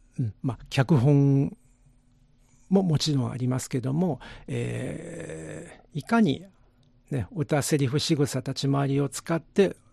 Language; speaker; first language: Japanese; native; Japanese